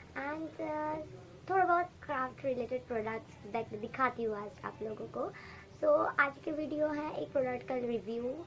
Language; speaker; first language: Hindi; non-native, local second language; Bangla